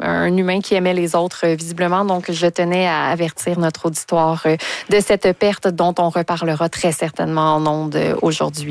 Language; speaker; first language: French; native; French